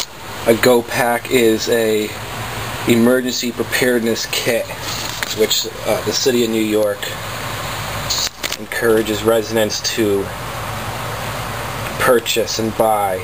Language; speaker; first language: English; native; English